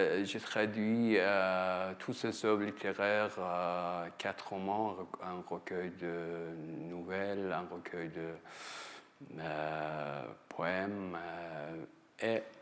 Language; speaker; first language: French; non-native, fluent; Persian